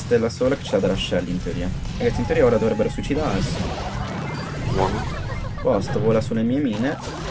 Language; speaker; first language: Italian; native; Italian